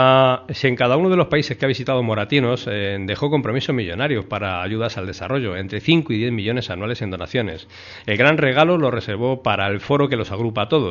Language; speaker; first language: Spanish; native; Spanish